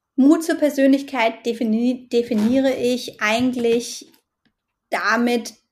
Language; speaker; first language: German; native; German